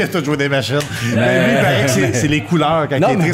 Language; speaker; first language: French; native; French